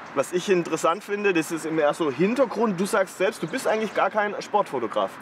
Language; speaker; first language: German; native; German